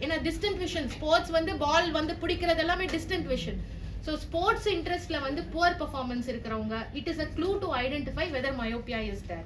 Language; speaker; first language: Tamil; native; Tamil